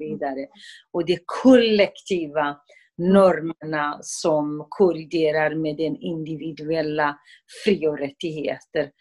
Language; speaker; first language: Swedish; non-native, fluent; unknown